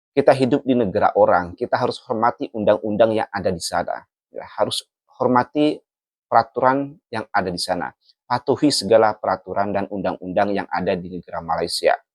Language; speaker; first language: Indonesian; native; Indonesian